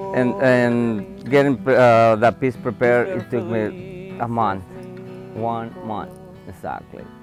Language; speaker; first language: English; non-native, fluent; Spanish